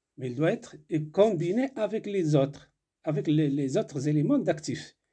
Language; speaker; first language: French; non-native, local second language; Arabic